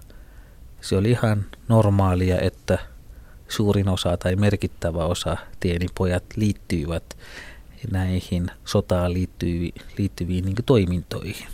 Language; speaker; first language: Finnish; non-native, fluent; Tamil